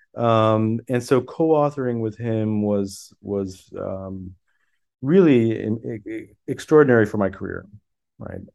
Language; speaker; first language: English; early bilingual, other home language; French